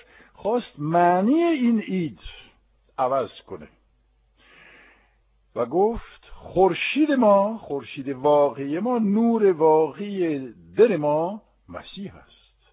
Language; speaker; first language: Persian; non-native, fluent; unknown